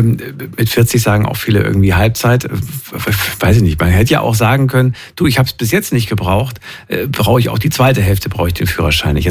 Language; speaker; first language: German; native; German